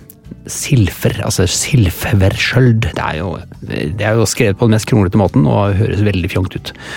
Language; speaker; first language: Norwegian; native; Norwegian